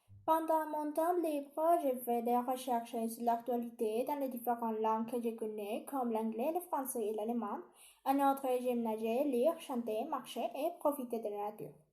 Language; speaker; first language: French; non-native, learner; Spanish